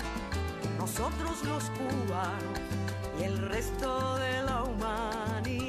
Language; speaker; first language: Spanish; native; Spanish